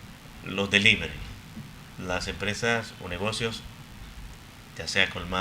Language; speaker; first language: Spanish; native; Spanish